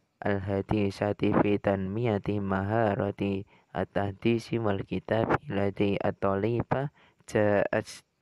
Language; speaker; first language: Arabic; non-native, learner; Indonesian